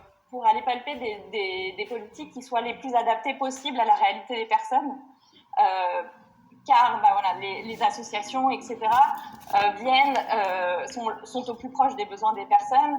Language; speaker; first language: French; native; French